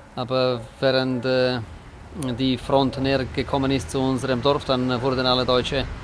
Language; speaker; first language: German; native; German